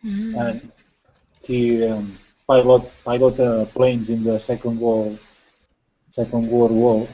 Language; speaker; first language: English; non-native, fluent; Spanish